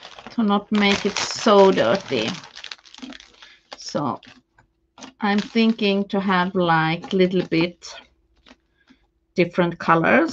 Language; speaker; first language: English; non-native, fluent; Swedish